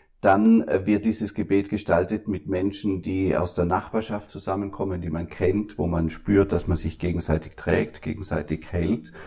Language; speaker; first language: German; native; German